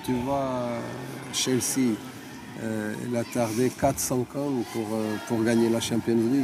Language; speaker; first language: French; non-native, fluent; Portuguese